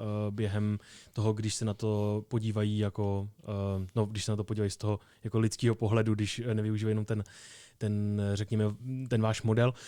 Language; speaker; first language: Czech; native; Czech